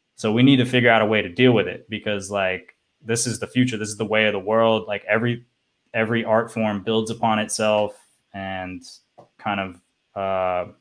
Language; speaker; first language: English; native; English